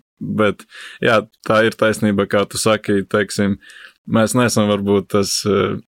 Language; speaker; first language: Latvian; native; Latvian